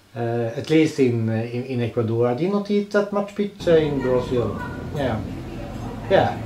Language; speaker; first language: English; non-native, fluent; Swedish